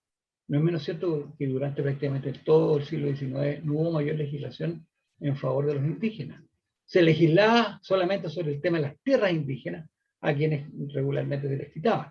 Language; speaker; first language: Spanish; native; Spanish